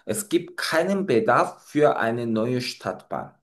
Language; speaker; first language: German; non-native, fluent; Korean